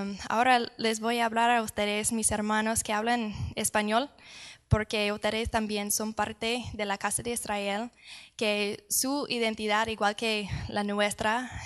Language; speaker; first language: Spanish; non-native, fluent; English